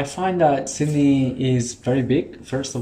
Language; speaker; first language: English; non-native, fluent; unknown